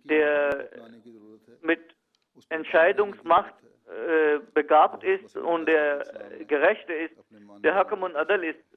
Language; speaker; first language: German; non-native, fluent; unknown